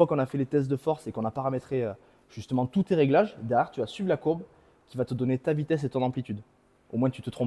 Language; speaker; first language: French; native; French